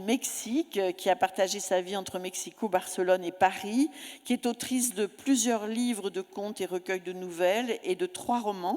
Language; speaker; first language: French; native; French